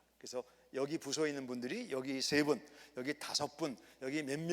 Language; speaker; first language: Korean; native; Korean